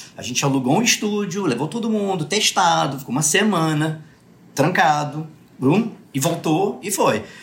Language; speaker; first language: Portuguese; early bilingual, other home language; English